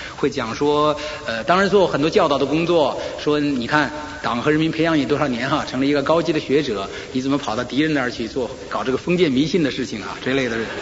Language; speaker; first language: Chinese; native; Chinese